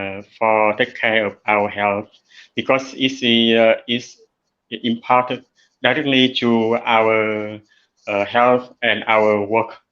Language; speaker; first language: English; non-native, learner; Vietnamese